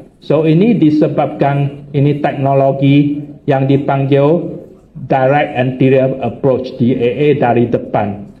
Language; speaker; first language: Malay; non-native, local second language; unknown